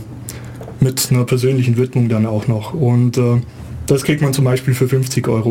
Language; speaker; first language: German; native; German